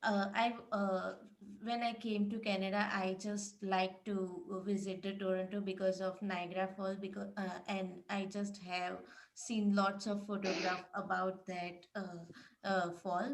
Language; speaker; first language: English; non-native, learner; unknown